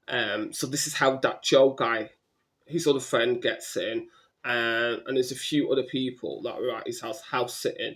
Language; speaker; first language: English; native; English